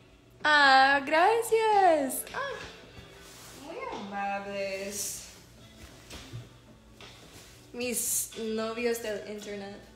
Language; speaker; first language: Spanish; non-native, learner; English